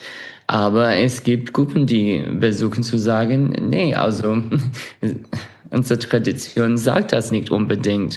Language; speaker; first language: German; non-native, fluent; English